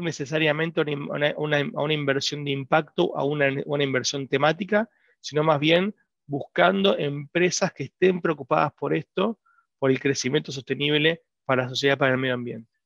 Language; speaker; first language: Spanish; native; Spanish